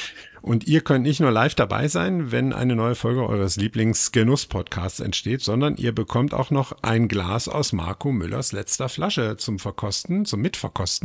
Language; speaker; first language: German; native; German